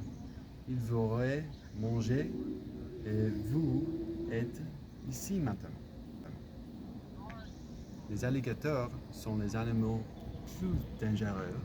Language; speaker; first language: French; non-native, learner; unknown